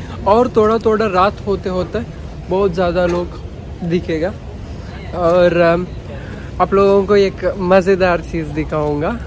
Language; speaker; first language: Hindi; non-native, local second language; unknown